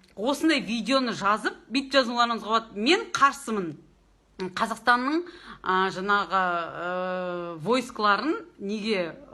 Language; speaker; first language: Kazakh; non-native, local second language; Russian